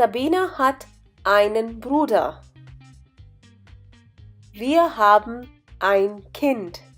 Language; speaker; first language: German; non-native, fluent; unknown